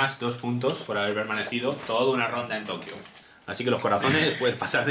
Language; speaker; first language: Spanish; native; Spanish